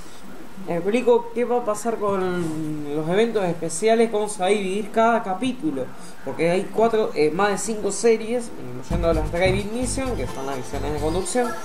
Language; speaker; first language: Spanish; native; Spanish